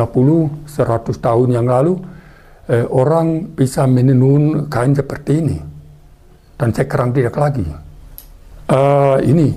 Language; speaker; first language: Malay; non-native, fluent; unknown